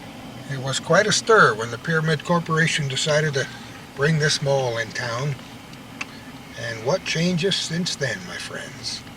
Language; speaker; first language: English; native; English